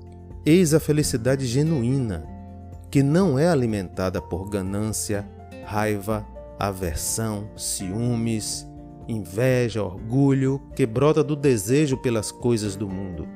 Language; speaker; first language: Portuguese; native; Portuguese